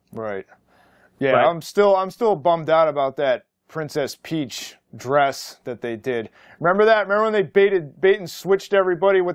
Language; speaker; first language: English; native; English